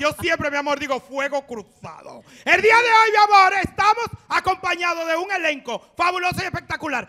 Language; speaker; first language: Spanish; native; Spanish